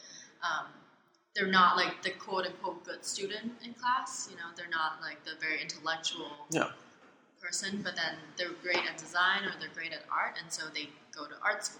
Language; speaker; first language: English; non-native, local second language; Cantonese